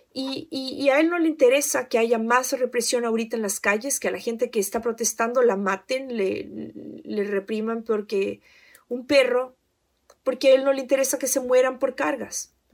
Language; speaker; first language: Spanish; native; Spanish